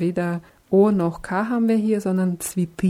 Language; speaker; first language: German; non-native, fluent; Russian